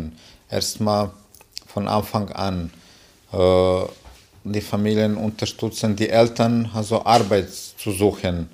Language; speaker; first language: German; non-native, fluent; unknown